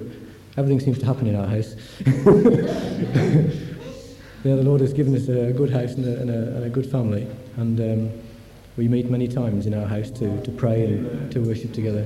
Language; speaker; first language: English; native; English